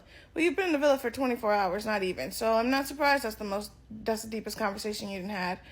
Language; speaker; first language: English; native; English